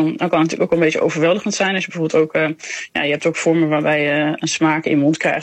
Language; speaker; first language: Dutch; native; Dutch